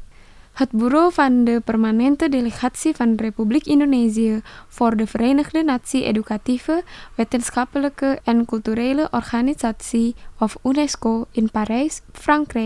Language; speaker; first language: Dutch; non-native, learner; Indonesian